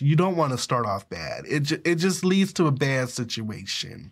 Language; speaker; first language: English; native; English